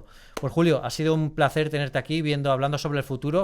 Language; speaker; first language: Spanish; native; Spanish